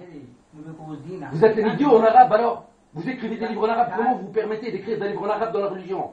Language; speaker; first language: French; non-native, fluent; Arabic